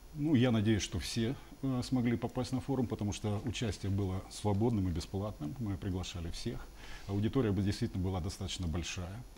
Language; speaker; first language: Russian; native; Russian